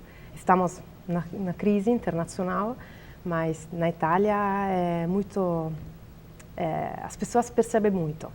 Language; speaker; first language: Portuguese; non-native, learner; Italian